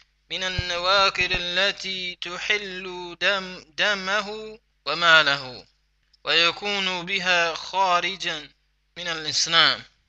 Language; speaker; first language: Arabic; non-native, fluent; English